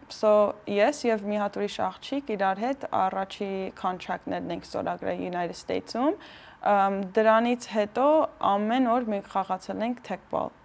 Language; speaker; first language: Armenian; early bilingual, heritage; Armenian